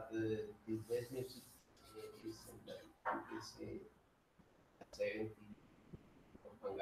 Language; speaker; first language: English; non-native, learner; Spanish